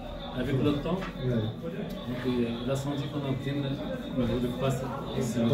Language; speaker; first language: French; non-native, local second language; Arabic